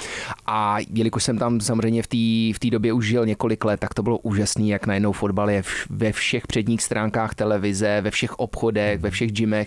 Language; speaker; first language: Czech; early bilingual, heritage; Czech